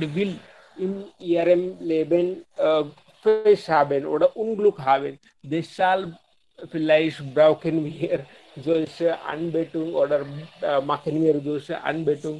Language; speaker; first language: German; non-native, learner; Hindi